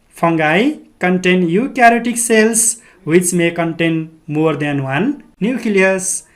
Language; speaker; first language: English; non-native, local second language; Nepali